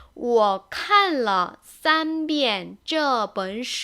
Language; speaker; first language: Chinese; non-native, fluent; Korean